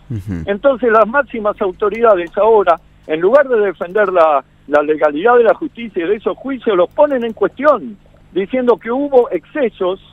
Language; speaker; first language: Spanish; native; Spanish